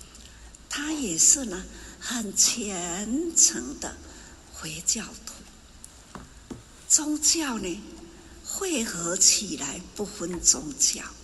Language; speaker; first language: Chinese; non-native, local second language; Min Nan Chinese